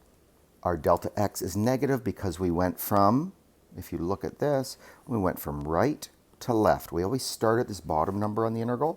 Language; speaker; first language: English; native; English